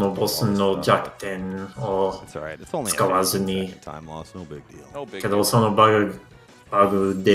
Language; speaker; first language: Japanese; non-native, learner; English